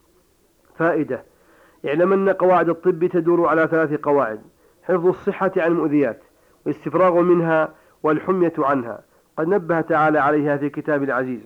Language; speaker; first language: Arabic; native; Arabic